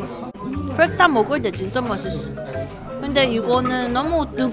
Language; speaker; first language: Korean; non-native, learner; Cantonese